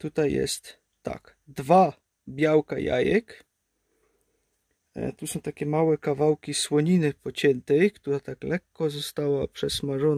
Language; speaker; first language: Polish; native; Polish